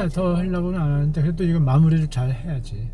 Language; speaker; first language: Korean; native; Korean